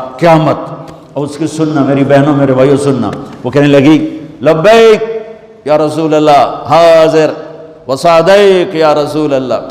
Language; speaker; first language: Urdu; non-native, local second language; Punjabi